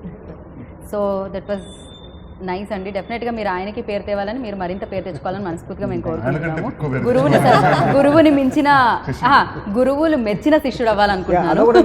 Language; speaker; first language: Telugu; native; Telugu